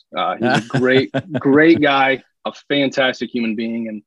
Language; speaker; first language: English; native; English